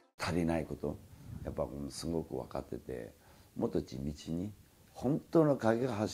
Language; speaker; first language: Japanese; non-native, fluent; Chinese